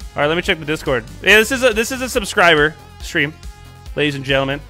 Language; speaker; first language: English; native; English